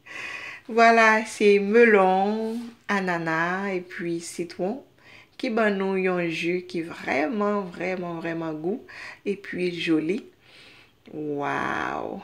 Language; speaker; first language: French; non-native, learner; Haitian Creole